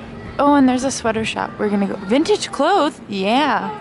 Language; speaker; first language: English; native; English